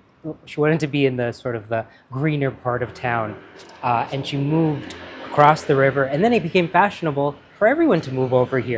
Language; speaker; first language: English; early bilingual, heritage; English